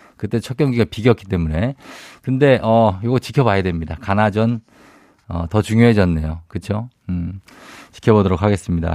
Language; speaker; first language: Korean; native; Korean